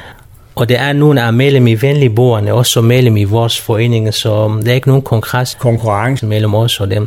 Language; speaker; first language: Danish; non-native, fluent; Kurdish